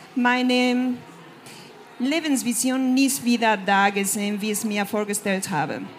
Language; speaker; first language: German; non-native, fluent; Spanish